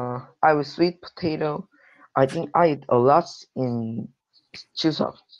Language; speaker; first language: English; non-native, learner; Korean